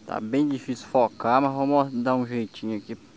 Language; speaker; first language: Portuguese; native; Portuguese